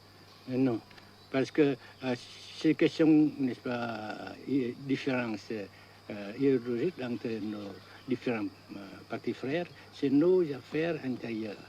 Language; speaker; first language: French; non-native, fluent; Vietnamese